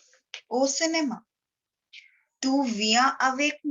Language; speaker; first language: French; non-native, fluent; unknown